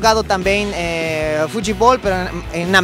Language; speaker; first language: Spanish; native; Spanish